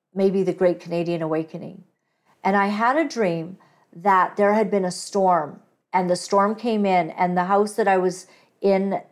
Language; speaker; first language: English; native; English